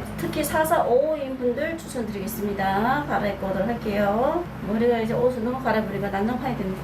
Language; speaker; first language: Korean; native; Korean